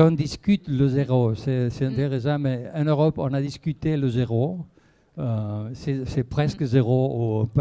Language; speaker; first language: French; non-native, fluent; Spanish